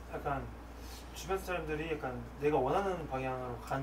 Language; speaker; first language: Korean; native; Korean